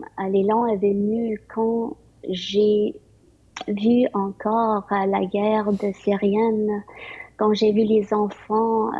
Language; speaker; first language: French; early bilingual, other home language; Vietnamese